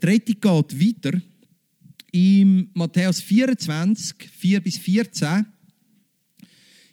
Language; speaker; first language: German; native; German